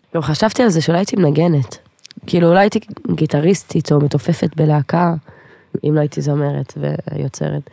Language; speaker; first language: Hebrew; native; Hebrew